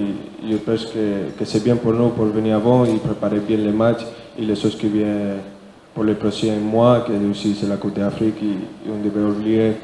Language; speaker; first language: French; non-native, learner; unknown